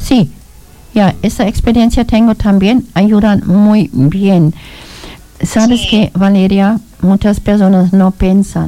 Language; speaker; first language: Spanish; non-native, learner; German